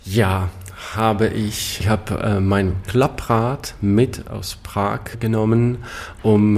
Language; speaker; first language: German; non-native, fluent; Czech